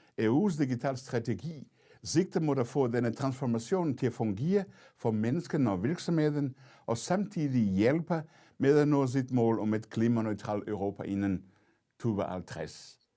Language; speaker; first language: Danish; non-native, fluent; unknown